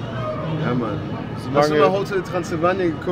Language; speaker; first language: German; native; German